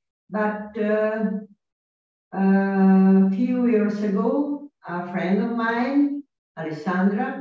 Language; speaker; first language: English; non-native, learner; Italian